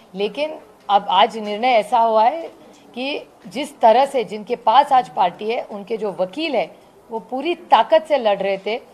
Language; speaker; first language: Hindi; non-native, local second language; Marathi